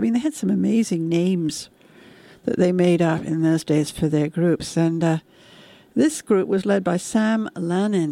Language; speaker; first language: English; native; English